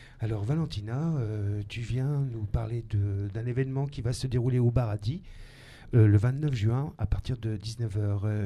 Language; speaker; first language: French; native; French